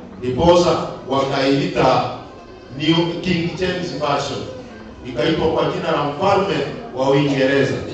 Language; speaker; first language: Swahili; non-native, local second language; Gusii